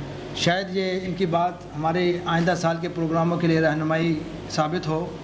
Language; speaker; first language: Urdu; native; Urdu